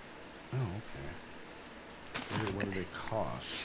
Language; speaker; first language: English; native; English